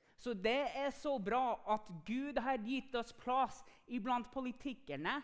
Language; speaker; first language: Norwegian; non-native, fluent; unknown